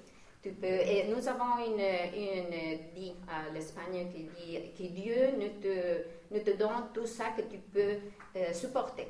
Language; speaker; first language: French; non-native, fluent; Spanish